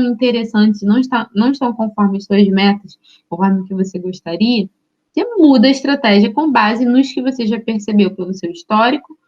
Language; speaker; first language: Portuguese; native; Portuguese